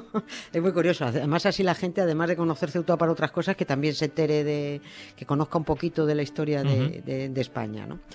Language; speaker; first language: Spanish; native; Spanish